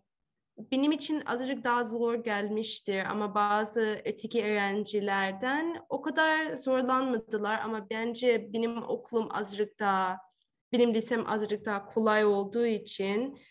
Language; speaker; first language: Turkish; early bilingual, heritage; Turkish